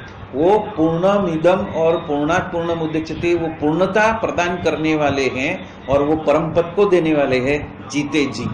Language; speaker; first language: Hindi; non-native, local second language; Gujarati